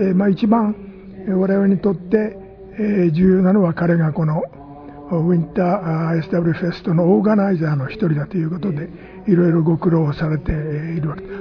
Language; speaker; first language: Japanese; native; Japanese